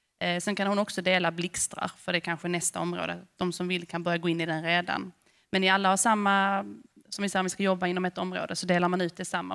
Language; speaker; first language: Swedish; native; Swedish